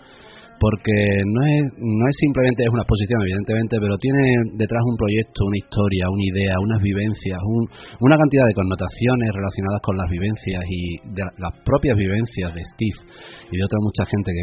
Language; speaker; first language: Spanish; native; Spanish